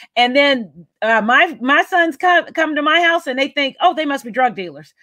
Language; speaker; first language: English; native; English